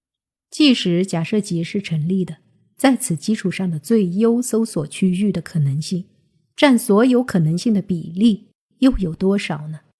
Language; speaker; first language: Chinese; native; Chinese